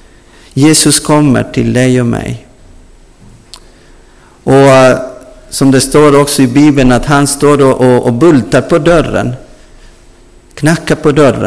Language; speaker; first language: Swedish; non-native, fluent; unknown